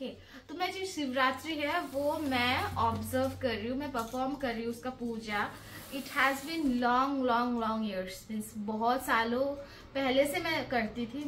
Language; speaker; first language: Hindi; non-native, local second language; Bangla